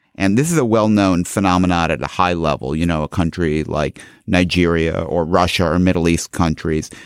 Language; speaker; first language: English; native; English